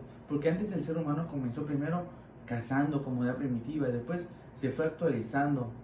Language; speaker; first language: Spanish; native; Spanish